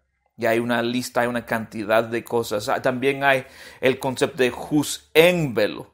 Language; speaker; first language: Spanish; non-native, fluent; English